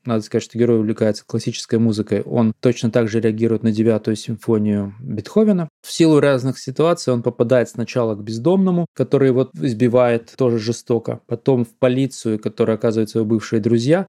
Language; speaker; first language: Russian; native; Russian